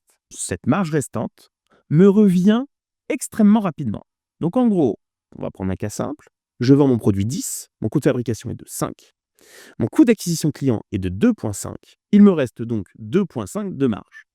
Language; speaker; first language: French; native; French